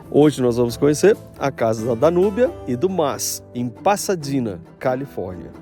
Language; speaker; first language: Portuguese; native; Portuguese